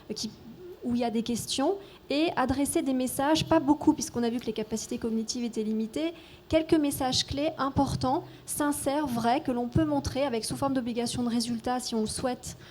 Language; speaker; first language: French; native; French